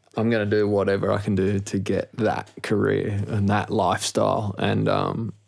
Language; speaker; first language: English; native; English